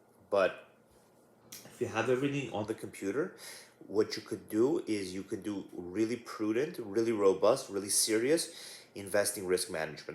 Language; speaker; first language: English; native; English